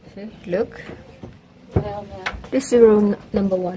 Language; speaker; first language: English; non-native, learner; Thai